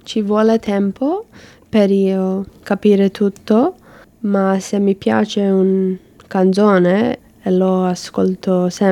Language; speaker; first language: Italian; non-native, learner; English